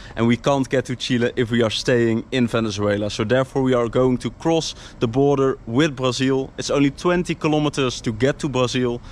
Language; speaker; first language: English; non-native, fluent; Dutch